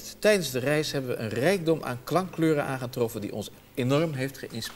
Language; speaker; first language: Dutch; native; Dutch